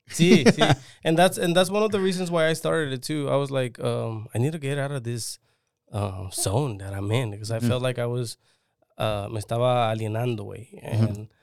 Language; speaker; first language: English; early bilingual, other home language; Spanish